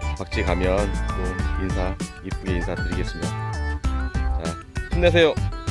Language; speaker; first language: Korean; native; Korean